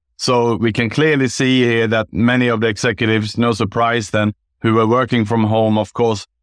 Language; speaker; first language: English; non-native, fluent; Swedish